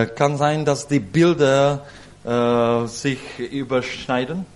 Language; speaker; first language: German; non-native, learner; Czech